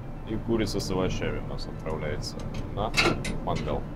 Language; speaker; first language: Russian; native; Russian